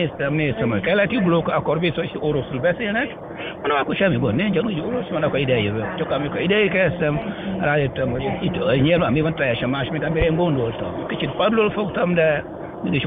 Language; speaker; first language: Hungarian; non-native, fluent; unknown